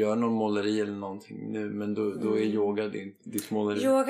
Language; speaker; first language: Swedish; native; Swedish